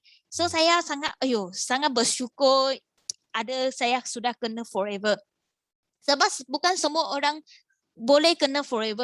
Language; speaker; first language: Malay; non-native, local second language; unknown